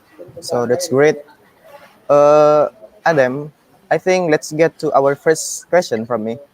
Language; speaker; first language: English; non-native, learner; Indonesian